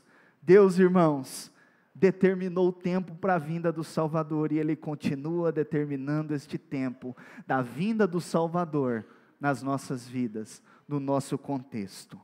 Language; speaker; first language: Portuguese; native; Portuguese